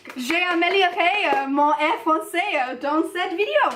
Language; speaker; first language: French; non-native, learner; English